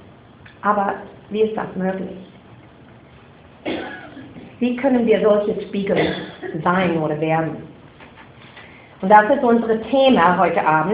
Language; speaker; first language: German; non-native, fluent; English